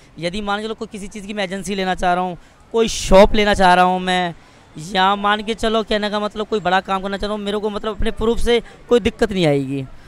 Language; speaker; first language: Urdu; non-native, local second language; Sindhi